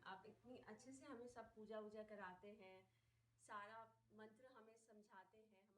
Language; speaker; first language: Hindi; native; Hindi